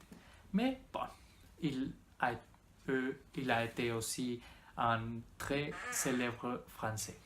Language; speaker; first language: French; non-native, learner; Spanish